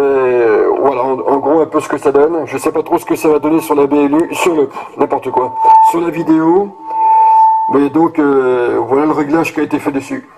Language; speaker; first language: French; native; French